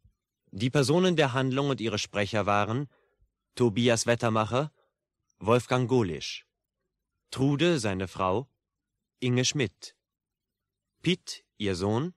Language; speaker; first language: German; native; German